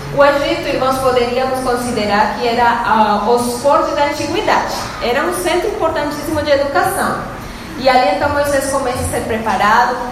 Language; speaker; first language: Portuguese; non-native, fluent; Spanish